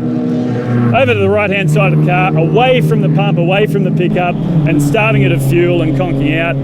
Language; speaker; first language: English; native; English